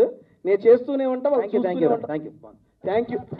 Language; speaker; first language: Telugu; native; Telugu